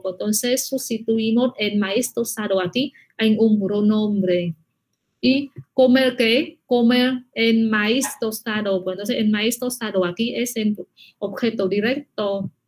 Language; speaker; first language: Spanish; non-native, fluent; Vietnamese